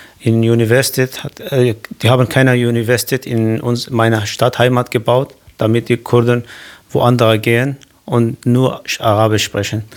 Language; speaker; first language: German; non-native, learner; Kurdish